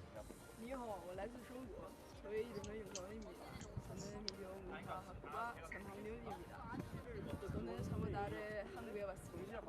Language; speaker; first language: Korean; non-native, learner; Chinese